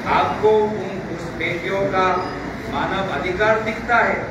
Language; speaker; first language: Hindi; non-native, local second language; Assamese